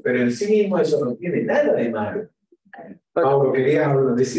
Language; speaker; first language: Spanish; native; Spanish